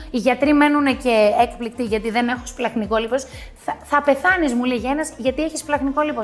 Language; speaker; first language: Greek; early bilingual, heritage; Greek